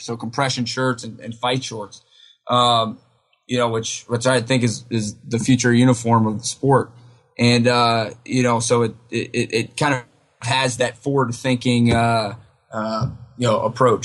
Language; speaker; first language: English; native; English